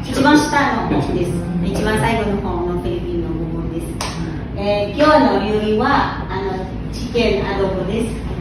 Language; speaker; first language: Japanese; non-native, fluent; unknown